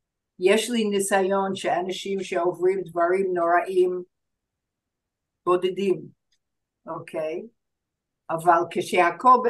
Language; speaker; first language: Hebrew; non-native, fluent; English